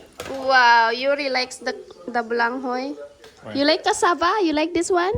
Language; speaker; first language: English; non-native, local second language; Cebuano